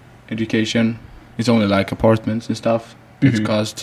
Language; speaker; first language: English; non-native, fluent; Swedish